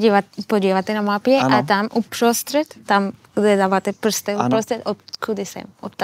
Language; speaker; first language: Czech; non-native, fluent; Spanish